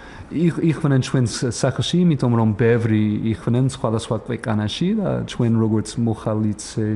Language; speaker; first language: Georgian; non-native, learner; English